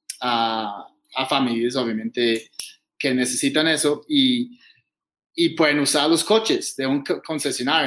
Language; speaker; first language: Spanish; non-native, fluent; English